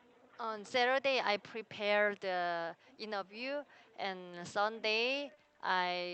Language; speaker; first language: English; non-native, learner; Korean